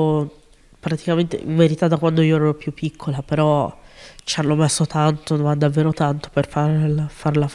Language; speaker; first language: Italian; early bilingual, other home language; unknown